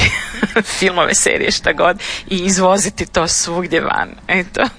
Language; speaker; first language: Serbian; native; Serbian